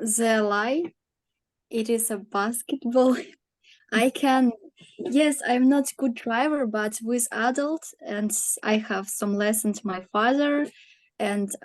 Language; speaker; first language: English; non-native, learner; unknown